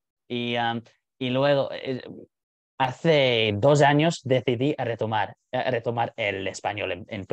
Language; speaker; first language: Spanish; non-native, fluent; English